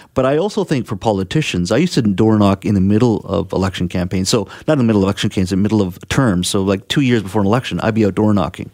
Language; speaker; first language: English; native; English